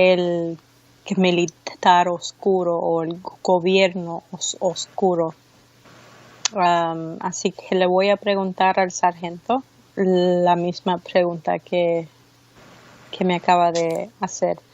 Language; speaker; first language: Spanish; early bilingual, heritage; Spanish